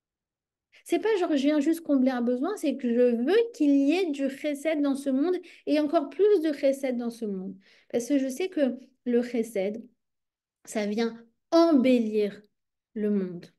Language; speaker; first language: French; native; French